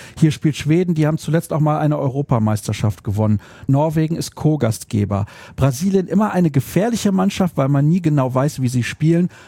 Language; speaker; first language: German; native; German